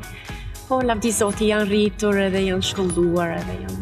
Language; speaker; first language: Albanian; non-native, learner; English